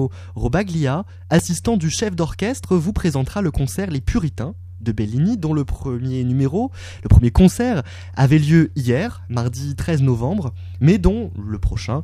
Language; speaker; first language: French; native; French